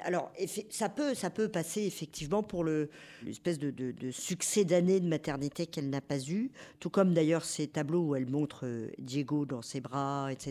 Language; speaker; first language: French; native; French